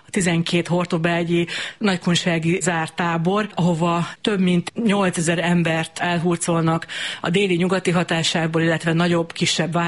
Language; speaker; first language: Hungarian; native; Hungarian